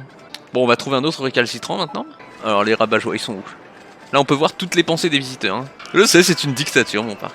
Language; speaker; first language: French; native; French